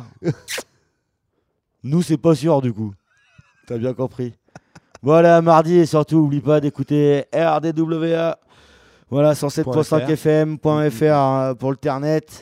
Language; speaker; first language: French; native; French